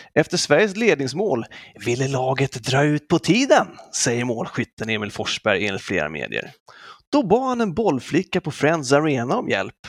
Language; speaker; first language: Swedish; native; Swedish